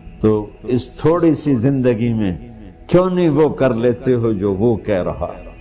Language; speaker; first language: Urdu; non-native, local second language; Punjabi